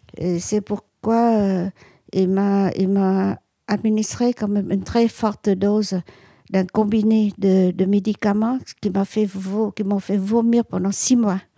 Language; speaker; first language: French; non-native, local second language; Vietnamese